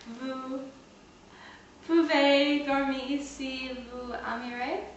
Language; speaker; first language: French; non-native, learner; English